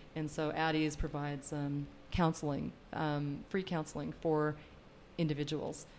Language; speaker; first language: English; native; English